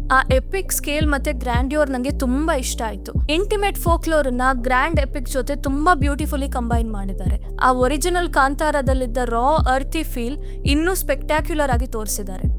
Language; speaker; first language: Kannada; native; Kannada